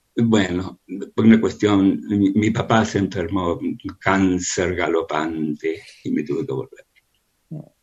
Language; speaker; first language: Spanish; early bilingual, other home language; Russian